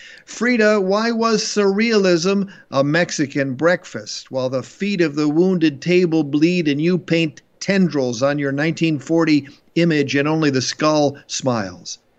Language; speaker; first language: English; native; English